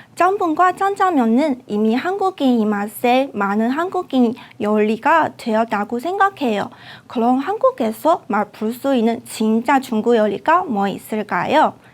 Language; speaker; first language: Korean; non-native, fluent; Chinese